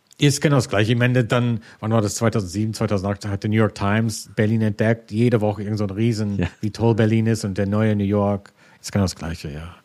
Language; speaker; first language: German; non-native, fluent; English